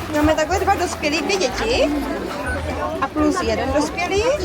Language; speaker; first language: Czech; native; Czech